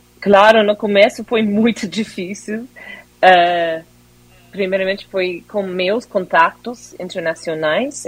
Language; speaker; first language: Portuguese; non-native, fluent; English